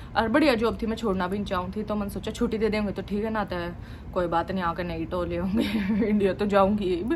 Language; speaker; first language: Hindi; native; Hindi